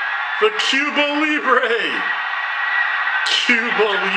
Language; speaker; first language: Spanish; non-native, learner; English